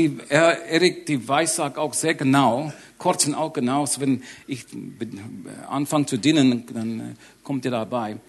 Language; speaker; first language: German; non-native, learner; English